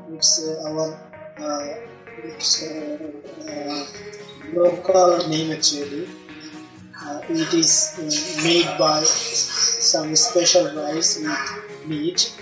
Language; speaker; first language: English; non-native, learner; Bangla